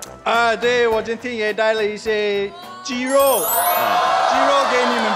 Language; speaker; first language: Chinese; non-native, fluent; English